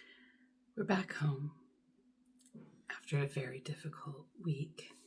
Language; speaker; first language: English; native; English